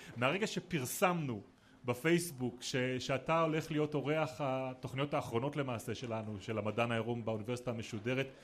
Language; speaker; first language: Hebrew; native; Hebrew